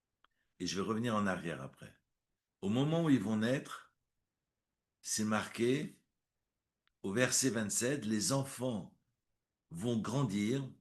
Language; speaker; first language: French; native; French